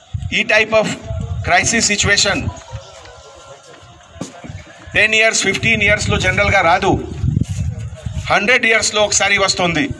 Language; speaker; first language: Telugu; non-native, fluent; Hindi